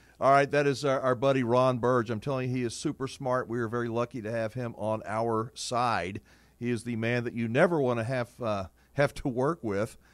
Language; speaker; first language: English; native; English